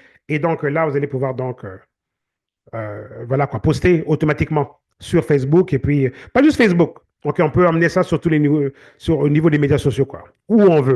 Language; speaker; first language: French; native; French